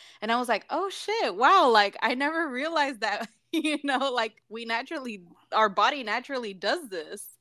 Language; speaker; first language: English; early bilingual, other home language; Spanish